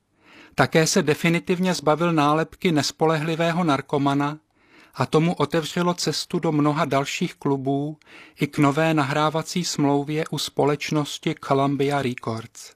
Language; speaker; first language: Czech; native; Czech